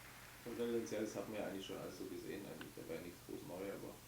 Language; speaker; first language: German; native; German